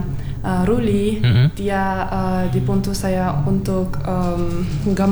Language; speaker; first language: Indonesian; non-native, learner; Turkmen